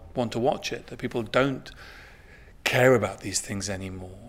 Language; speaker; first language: English; native; English